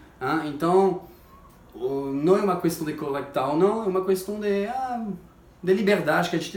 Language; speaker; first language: Portuguese; non-native, fluent; French